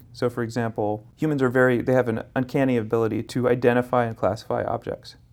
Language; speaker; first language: English; native; English